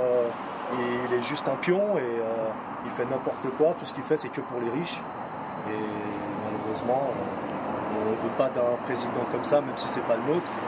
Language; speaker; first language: French; native; French